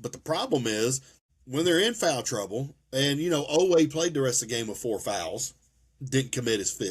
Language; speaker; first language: English; native; English